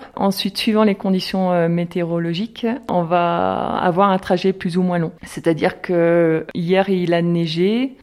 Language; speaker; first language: French; native; French